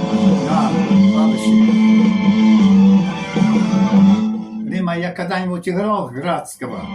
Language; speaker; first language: Russian; non-native, learner; English